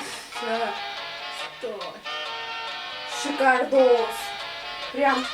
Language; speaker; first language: Russian; non-native, learner; Turkmen